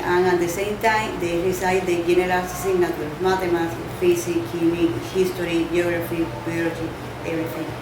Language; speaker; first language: English; non-native, learner; Spanish